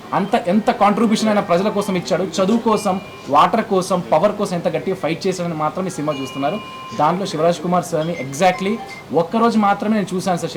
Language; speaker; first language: Telugu; native; Telugu